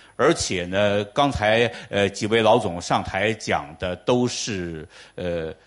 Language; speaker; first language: Chinese; native; Chinese